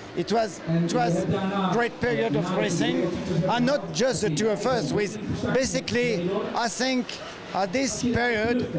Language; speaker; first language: English; non-native, fluent; French